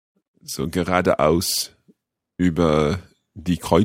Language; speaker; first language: German; non-native, learner; English